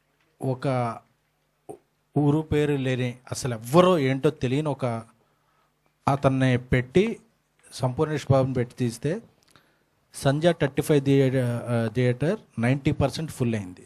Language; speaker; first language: Telugu; native; Telugu